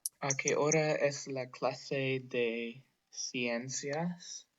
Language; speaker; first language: Spanish; non-native, learner; English